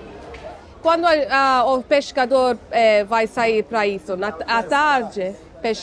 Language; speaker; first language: Portuguese; non-native, learner; English